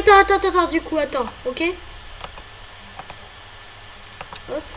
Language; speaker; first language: French; native; French